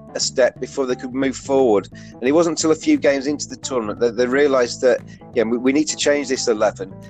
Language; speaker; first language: English; native; English